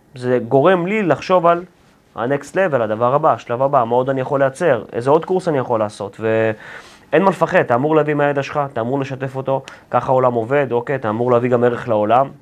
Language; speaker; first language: Hebrew; native; Hebrew